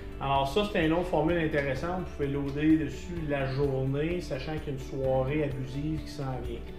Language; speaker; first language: French; native; French